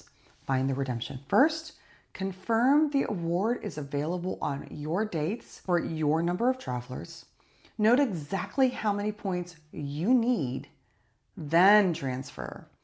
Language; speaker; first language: English; native; English